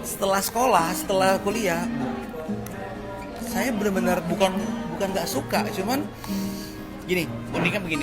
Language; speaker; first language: Indonesian; non-native, local second language; Achinese